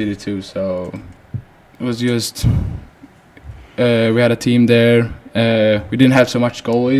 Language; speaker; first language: English; non-native, fluent; Swedish